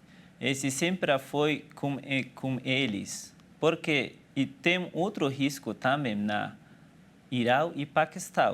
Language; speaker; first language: Portuguese; non-native, learner; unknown